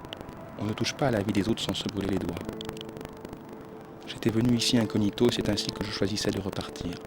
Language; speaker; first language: French; native; French